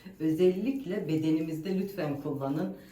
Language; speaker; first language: Turkish; native; Turkish